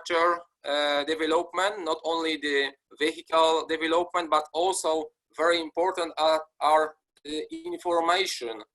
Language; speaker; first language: English; non-native, fluent; Polish